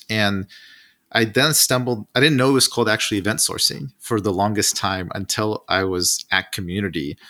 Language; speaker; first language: English; non-native, fluent; Russian